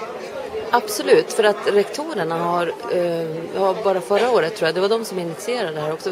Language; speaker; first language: Swedish; native; Swedish